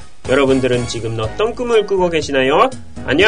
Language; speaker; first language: Korean; non-native, fluent; Japanese